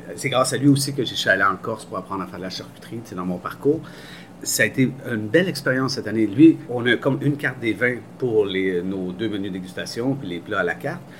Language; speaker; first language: French; native; French